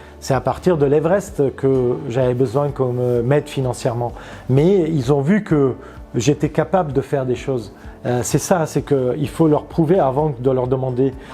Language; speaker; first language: French; non-native, fluent; Armenian